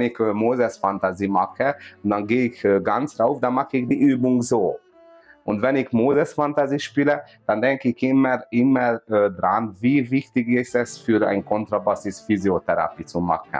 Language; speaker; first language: German; non-native, fluent; Hungarian